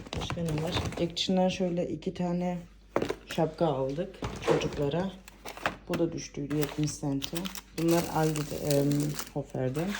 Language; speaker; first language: Turkish; early bilingual, heritage; Turkish